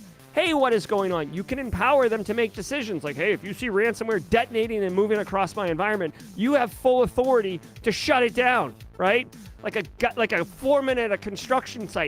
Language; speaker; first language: English; native; English